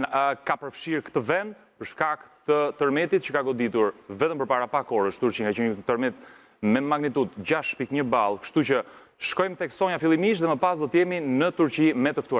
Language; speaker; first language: Albanian; native; Albanian